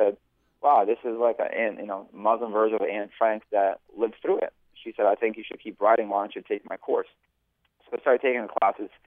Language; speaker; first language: English; early bilingual, other home language; Bosnian